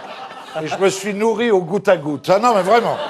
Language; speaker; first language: French; native; French